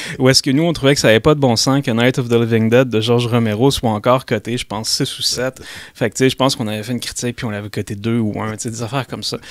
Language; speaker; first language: French; native; French